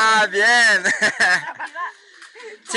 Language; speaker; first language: Spanish; non-native, learner; French